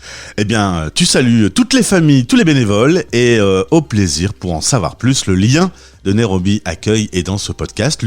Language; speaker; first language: French; native; French